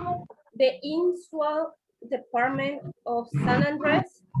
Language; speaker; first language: English; non-native, learner; Spanish